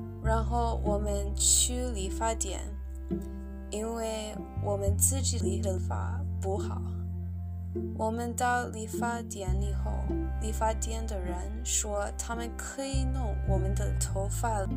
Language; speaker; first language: Chinese; non-native, learner; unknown